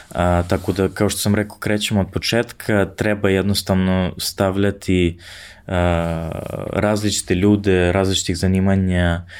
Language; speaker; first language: Serbian; non-native, fluent; English